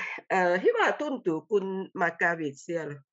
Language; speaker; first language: Finnish; non-native, learner; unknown